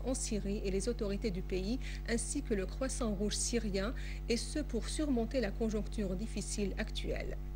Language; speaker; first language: French; non-native, fluent; Arabic